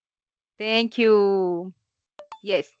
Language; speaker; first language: English; non-native, learner; Spanish